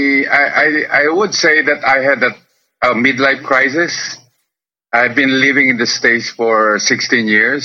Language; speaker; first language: English; non-native, local second language; Filipino